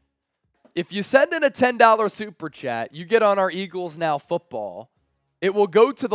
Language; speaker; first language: English; native; English